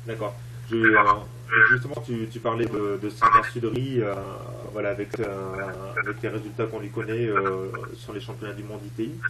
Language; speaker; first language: French; native; French